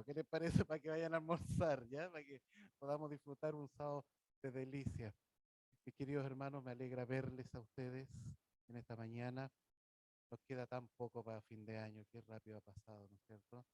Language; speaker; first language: Spanish; native; Spanish